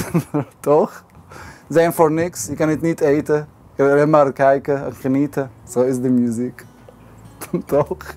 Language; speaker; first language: Dutch; non-native, fluent; Arabic